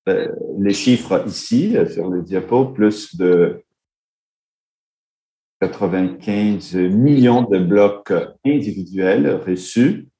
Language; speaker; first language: French; non-native, fluent; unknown